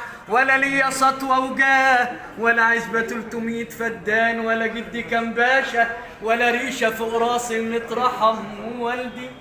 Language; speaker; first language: Arabic; native; Arabic